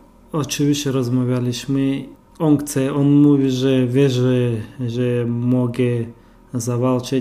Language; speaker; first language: Polish; non-native, fluent; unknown